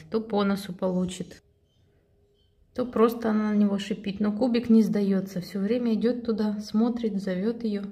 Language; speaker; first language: Russian; native; Russian